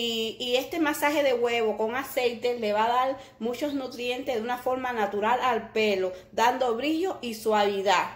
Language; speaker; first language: Spanish; native; Spanish